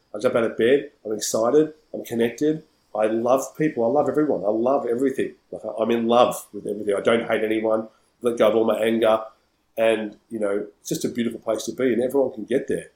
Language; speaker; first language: English; native; English